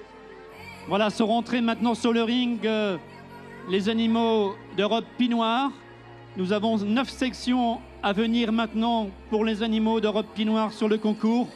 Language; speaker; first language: French; native; French